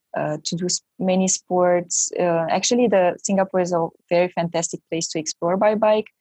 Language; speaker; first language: English; non-native, fluent; Romanian